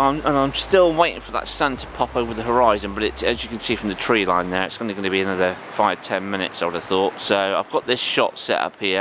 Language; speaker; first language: English; native; English